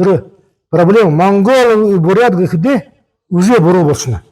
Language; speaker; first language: Mongolian; non-native, learner; Buriat